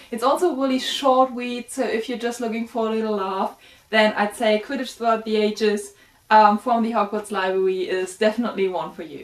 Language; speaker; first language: English; non-native, fluent; German